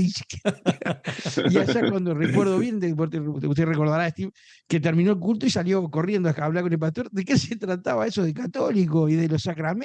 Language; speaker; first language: Spanish; native; Spanish